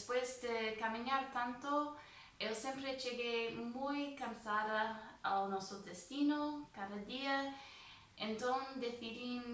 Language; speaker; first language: Portuguese; non-native, fluent; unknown